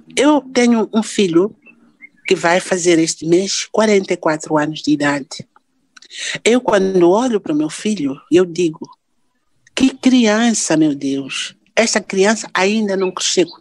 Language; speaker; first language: Portuguese; non-native, local second language; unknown